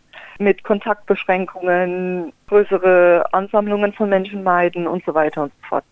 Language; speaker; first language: German; native; German